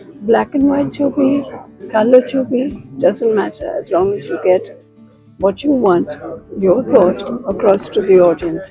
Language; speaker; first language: English; non-native, local second language; Bangla